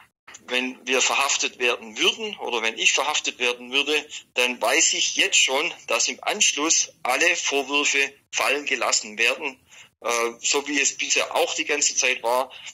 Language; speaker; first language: German; native; German